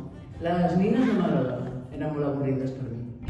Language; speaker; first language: Catalan; non-native, local second language; Spanish